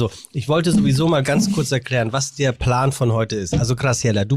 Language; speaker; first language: German; native; German